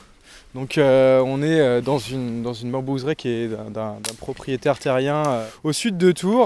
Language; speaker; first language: French; native; French